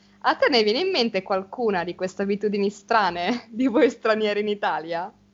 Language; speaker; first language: Italian; native; Italian